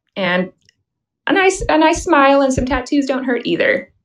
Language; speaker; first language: English; native; English